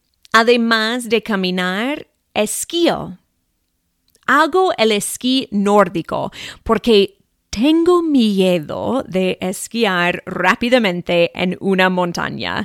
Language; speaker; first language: Spanish; non-native, fluent; English